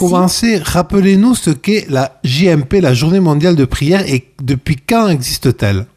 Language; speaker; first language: French; native; French